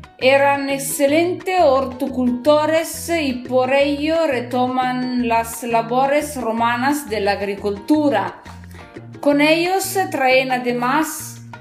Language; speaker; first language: Spanish; non-native, learner; Italian